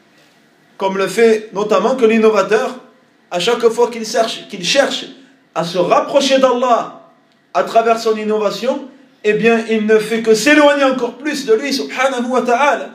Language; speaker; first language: French; native; French